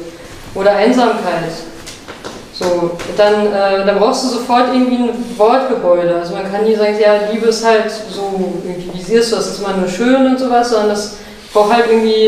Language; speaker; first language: German; native; German